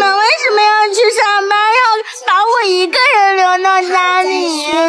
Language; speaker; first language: Chinese; native; Chinese